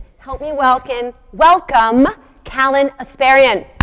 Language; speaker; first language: English; native; English